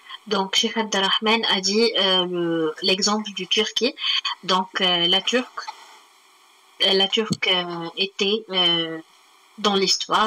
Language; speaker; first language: French; non-native, learner; Arabic